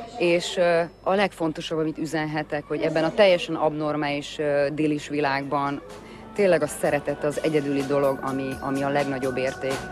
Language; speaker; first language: Hungarian; native; Hungarian